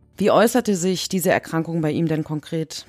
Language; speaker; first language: German; native; German